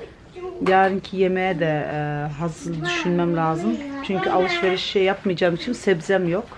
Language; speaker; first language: Turkish; early bilingual, other home language; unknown